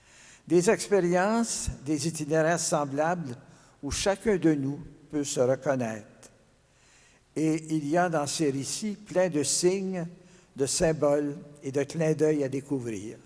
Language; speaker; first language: French; native; French